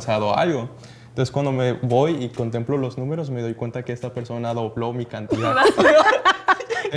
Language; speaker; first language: Spanish; native; Spanish